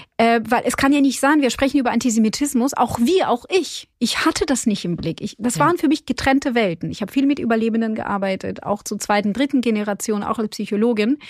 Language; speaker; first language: German; non-native, fluent; Russian